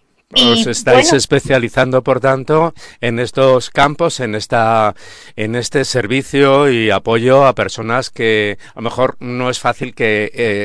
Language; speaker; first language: Spanish; native; Spanish